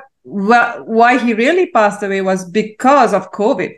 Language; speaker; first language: English; non-native, local second language; Tamil